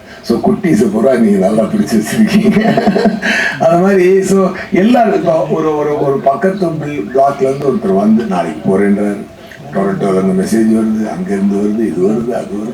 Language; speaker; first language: Tamil; native; Tamil